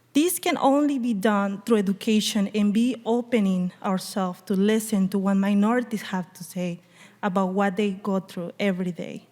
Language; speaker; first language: English; early bilingual, other home language; Spanish